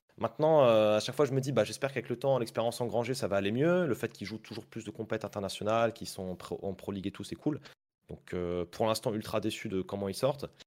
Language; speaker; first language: French; native; French